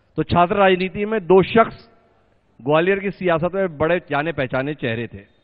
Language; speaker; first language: Hindi; native; Hindi